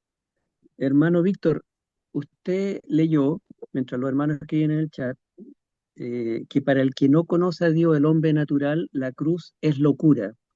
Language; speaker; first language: Spanish; native; Spanish